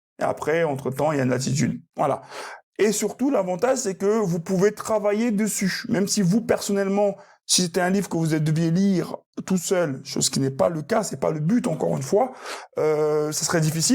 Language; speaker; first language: French; native; French